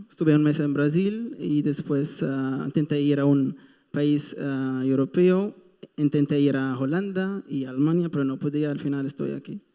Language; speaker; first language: Spanish; non-native, fluent; Arabic